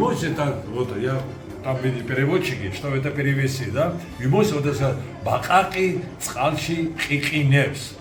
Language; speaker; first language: Russian; non-native, fluent; Georgian